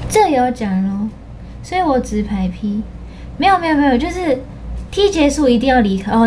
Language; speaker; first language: Chinese; non-native, fluent; Japanese